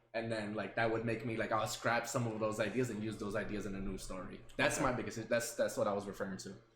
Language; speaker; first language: English; native; English